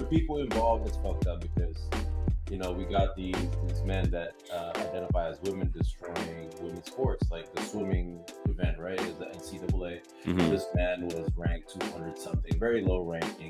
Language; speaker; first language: English; native; English